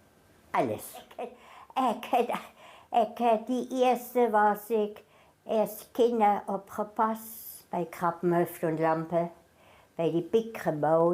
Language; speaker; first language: Afrikaans; non-native, local second language; German